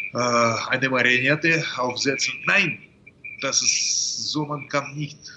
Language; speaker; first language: German; non-native, fluent; Russian